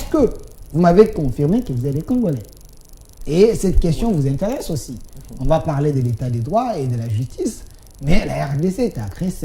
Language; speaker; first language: French; non-native, local second language; Lingala